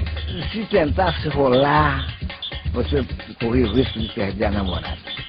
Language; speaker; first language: Portuguese; native; Portuguese